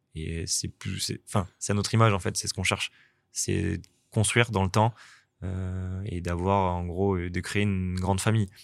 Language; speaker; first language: French; native; French